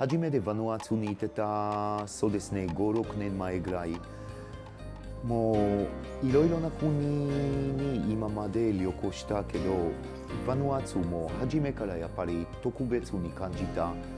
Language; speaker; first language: Japanese; non-native, fluent; Hebrew